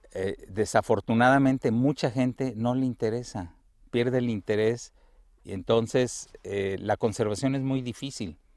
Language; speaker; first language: Spanish; native; Spanish